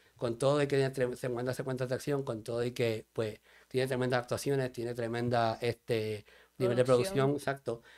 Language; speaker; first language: Spanish; native; Spanish